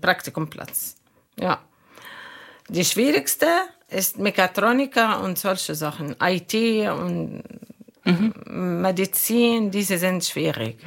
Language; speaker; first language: German; non-native, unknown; Arabic